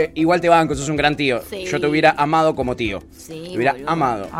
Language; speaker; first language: Spanish; native; Spanish